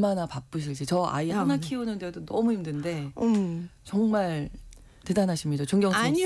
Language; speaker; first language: Korean; native; Korean